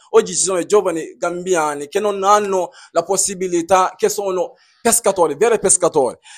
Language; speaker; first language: Italian; non-native, fluent; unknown